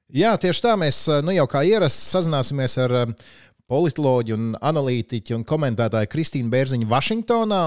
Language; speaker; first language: Latvian; native; Latvian